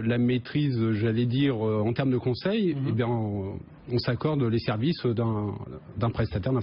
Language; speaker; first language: French; native; French